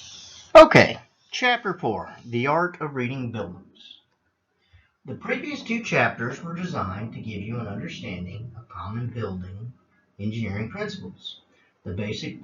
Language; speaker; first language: English; native; English